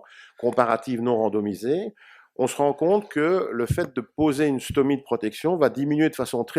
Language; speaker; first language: French; native; French